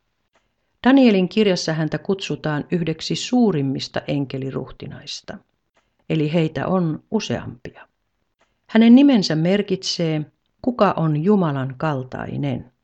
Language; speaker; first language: Finnish; native; Finnish